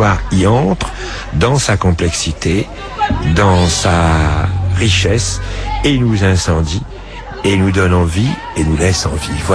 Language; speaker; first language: French; native; French